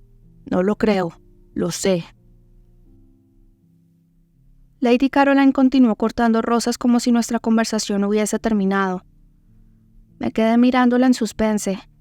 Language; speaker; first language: Spanish; native; Spanish